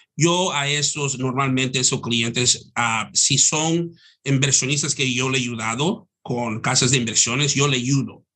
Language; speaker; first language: Spanish; early bilingual, heritage; Spanish